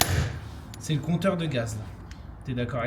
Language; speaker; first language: French; native; French